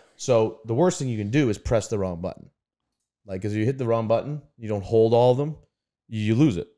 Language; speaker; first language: English; native; English